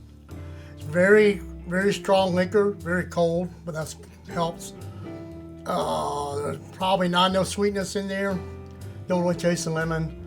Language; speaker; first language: English; native; English